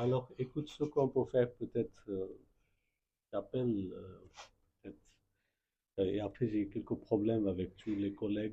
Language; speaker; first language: French; non-native, fluent; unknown